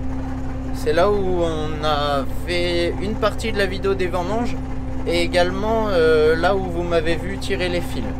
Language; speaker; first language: French; native; French